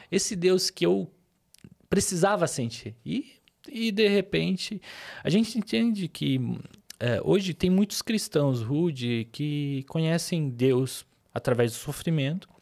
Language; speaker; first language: Portuguese; early bilingual, other home language; Arabic